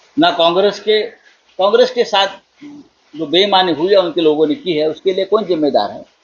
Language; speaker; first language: Hindi; non-native, local second language; Marathi